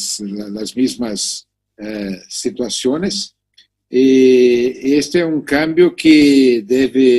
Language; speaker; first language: Spanish; non-native, learner; Portuguese